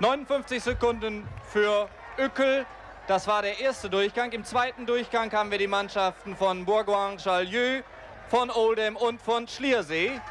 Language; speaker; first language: German; native; German